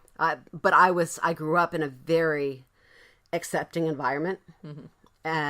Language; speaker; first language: English; native; English